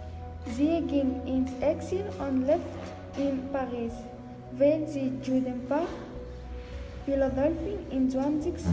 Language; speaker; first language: German; non-native, learner; Spanish